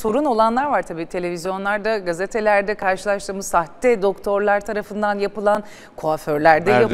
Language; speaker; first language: Turkish; native; Turkish